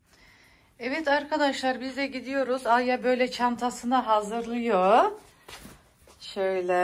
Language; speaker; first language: Turkish; early bilingual, heritage; Turkish